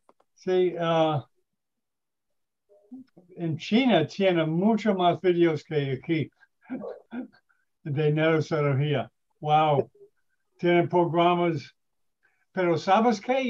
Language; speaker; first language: Spanish; non-native, learner; English